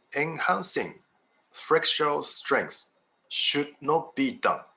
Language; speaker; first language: English; non-native, fluent; Japanese